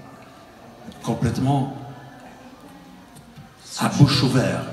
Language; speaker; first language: French; non-native, fluent; Italian